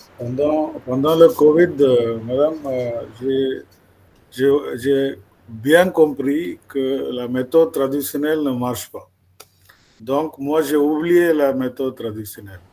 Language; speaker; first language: French; non-native, fluent; Malayalam